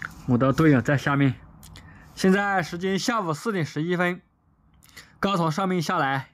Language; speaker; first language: Chinese; native; Chinese